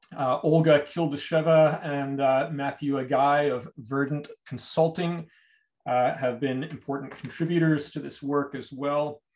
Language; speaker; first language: English; native; English